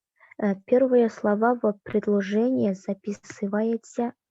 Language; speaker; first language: Russian; non-native, learner; Kazakh